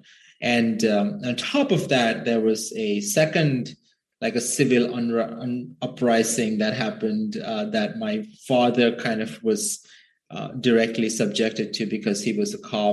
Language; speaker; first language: English; non-native, local second language; Sinhala